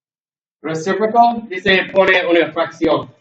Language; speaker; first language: Spanish; non-native, learner; English